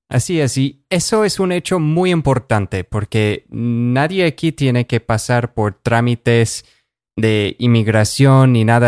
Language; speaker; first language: Spanish; non-native, fluent; English